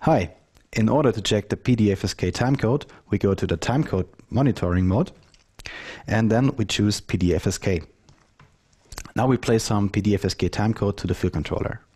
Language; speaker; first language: English; non-native, fluent; German